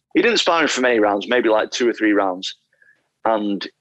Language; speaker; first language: English; native; English